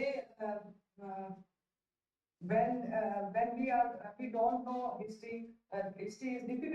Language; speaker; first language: English; non-native, learner; Hindi